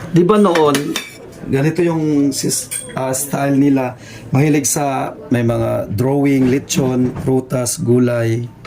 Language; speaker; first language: Filipino; non-native, local second language; Cebuano